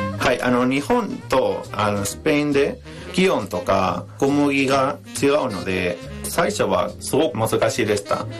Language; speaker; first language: Japanese; non-native, fluent; Spanish